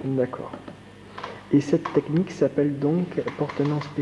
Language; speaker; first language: French; native; French